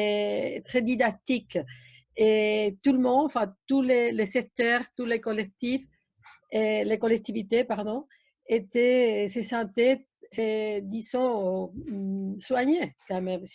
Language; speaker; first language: French; non-native, fluent; Spanish